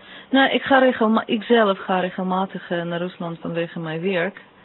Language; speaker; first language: Dutch; non-native, fluent; Russian